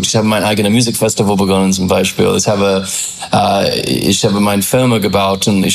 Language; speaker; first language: German; non-native, fluent; English